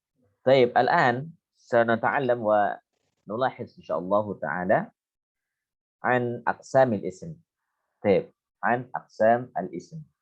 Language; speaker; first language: Arabic; non-native, fluent; Indonesian